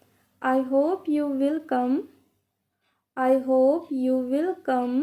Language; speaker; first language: English; non-native, local second language; Hindi